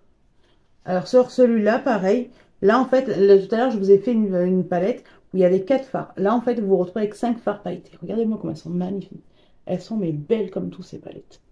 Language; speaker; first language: French; native; French